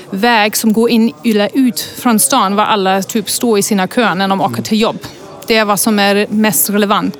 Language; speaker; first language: Swedish; non-native, fluent; German